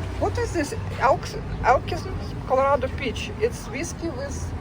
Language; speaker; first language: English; non-native, learner; Ukrainian